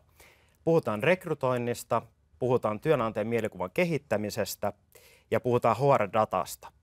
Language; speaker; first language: Finnish; native; Finnish